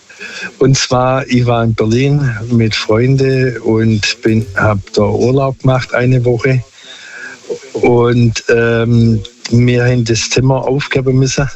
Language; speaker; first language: German; non-native, local second language; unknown